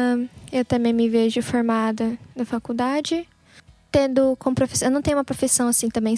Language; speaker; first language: Portuguese; early bilingual, heritage; Portuguese